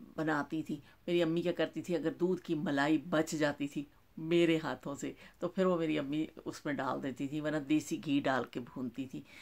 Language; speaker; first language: Urdu; non-native, local second language; Punjabi